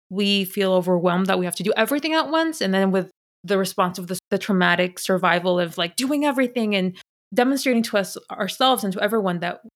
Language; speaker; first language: English; early bilingual, other home language; Spanish